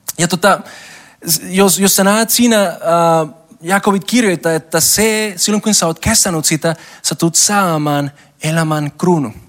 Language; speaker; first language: Finnish; non-native, learner; Spanish